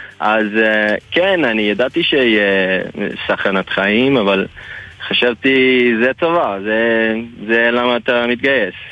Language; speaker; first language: Hebrew; non-native, fluent; English